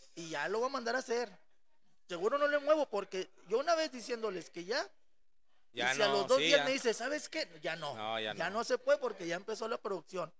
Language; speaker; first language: Spanish; native; Spanish